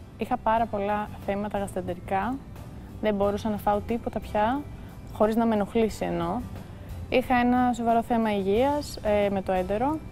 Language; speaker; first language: Greek; early bilingual, heritage; Greek